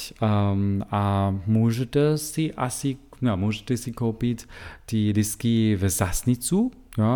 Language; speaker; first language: Czech; non-native, fluent; German